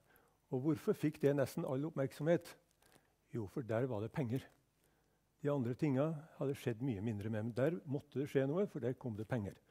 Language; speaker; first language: Norwegian; native; Norwegian